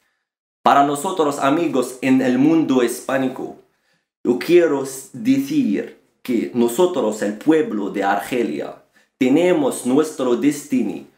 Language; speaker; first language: Spanish; non-native, learner; Arabic